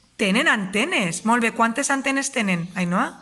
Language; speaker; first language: Catalan; native; Catalan